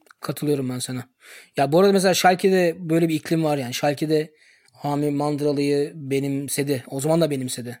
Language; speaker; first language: Turkish; early bilingual, heritage; Turkish